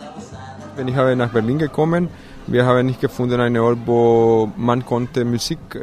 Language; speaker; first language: German; non-native, learner; Spanish